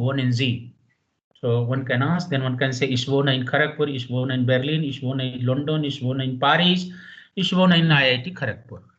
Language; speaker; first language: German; non-native, fluent; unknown